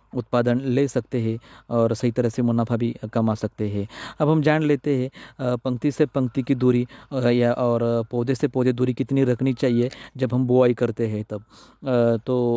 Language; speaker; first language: Hindi; non-native, local second language; Marathi